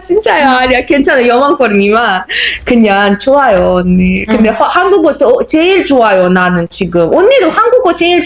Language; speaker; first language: Korean; non-native, fluent; Uzbek